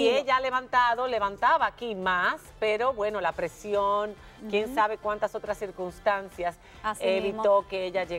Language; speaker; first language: Spanish; native; Spanish